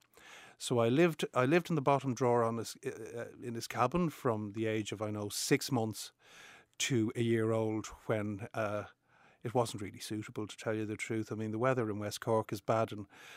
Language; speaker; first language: English; native; English